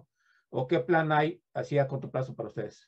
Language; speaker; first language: Spanish; native; Spanish